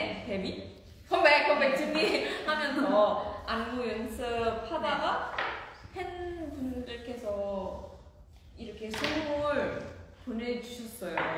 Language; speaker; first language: Korean; non-native, fluent; Indonesian